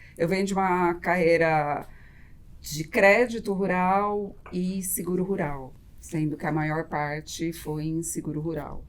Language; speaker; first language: Portuguese; native; Portuguese